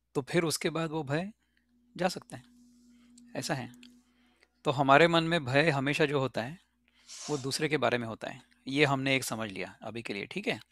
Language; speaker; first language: Hindi; native; Hindi